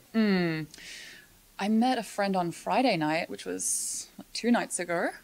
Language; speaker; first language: English; native; English